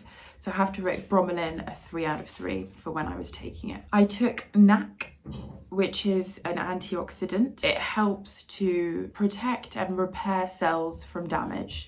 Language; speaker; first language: English; native; English